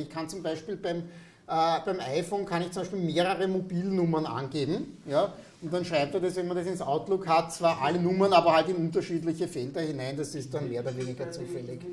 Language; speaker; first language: German; native; German